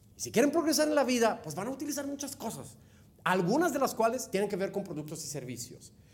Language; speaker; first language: Spanish; non-native, fluent; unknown